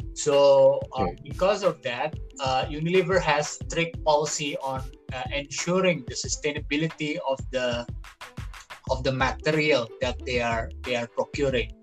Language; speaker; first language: English; non-native, fluent; Indonesian